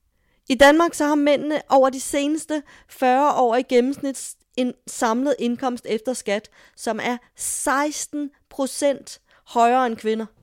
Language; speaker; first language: Danish; native; Danish